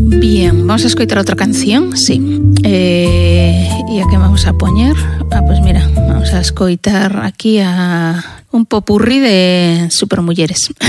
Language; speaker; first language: Galician; non-native, local second language; Spanish